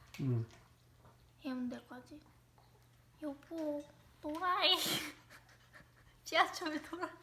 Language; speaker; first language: Korean; non-native, learner; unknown